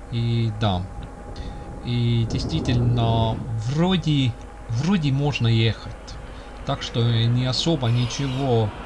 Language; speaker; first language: Russian; non-native, local second language; Estonian